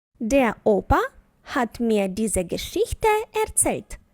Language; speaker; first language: German; non-native, fluent; Ukrainian